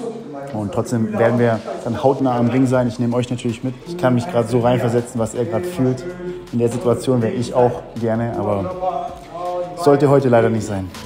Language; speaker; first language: German; native; German